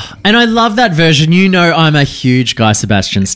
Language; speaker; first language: English; native; English